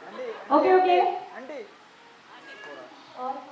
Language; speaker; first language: Hindi; native; Hindi